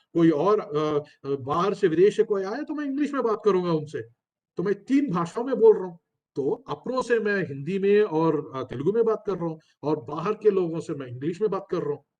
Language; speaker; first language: Hindi; non-native, local second language; Telugu